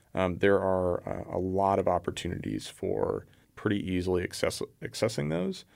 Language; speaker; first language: English; native; English